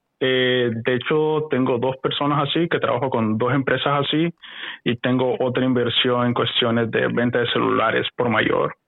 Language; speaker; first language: Spanish; native; Spanish